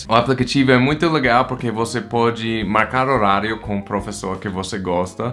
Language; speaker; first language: Portuguese; non-native, fluent; English